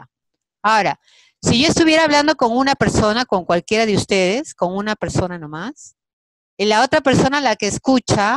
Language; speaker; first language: Spanish; native; Spanish